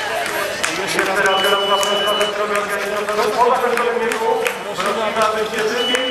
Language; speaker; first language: Polish; native; Polish